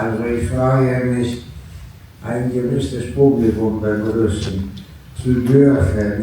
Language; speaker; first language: German; native; German